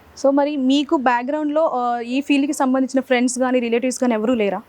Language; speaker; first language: Telugu; native; Telugu